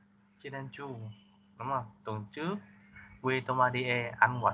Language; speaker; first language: Korean; non-native, fluent; Vietnamese